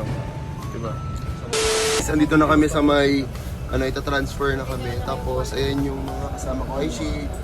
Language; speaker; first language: Filipino; native; Filipino